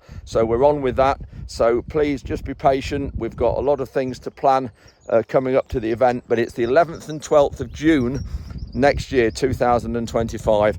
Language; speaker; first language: English; native; English